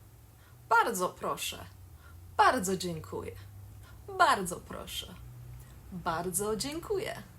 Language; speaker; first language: Polish; early bilingual, heritage; Polish